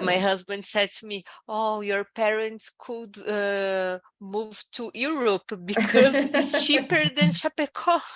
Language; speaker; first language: English; non-native, learner; Portuguese